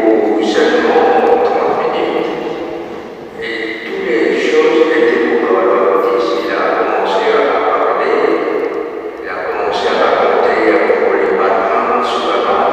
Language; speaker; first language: French; non-native, local second language; Morisyen